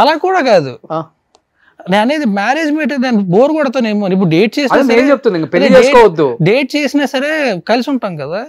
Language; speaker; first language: Telugu; native; Telugu